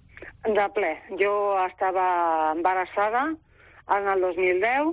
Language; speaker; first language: Catalan; non-native, local second language; Spanish